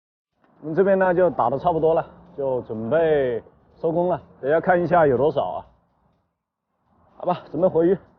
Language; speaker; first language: Chinese; native; Chinese